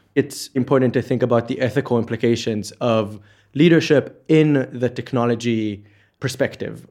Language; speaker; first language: English; non-native, fluent; Hebrew